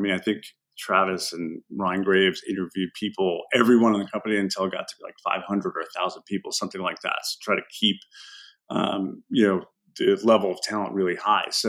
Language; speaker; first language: English; non-native, fluent; Arabic